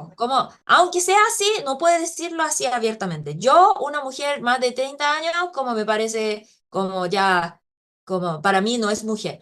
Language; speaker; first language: Spanish; non-native, fluent; Korean